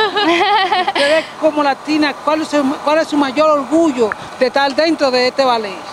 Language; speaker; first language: Spanish; native; Spanish